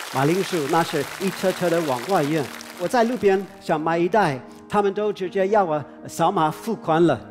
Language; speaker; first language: Chinese; non-native, fluent; English